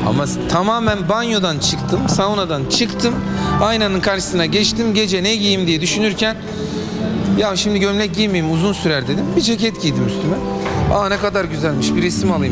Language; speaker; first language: Turkish; native; Turkish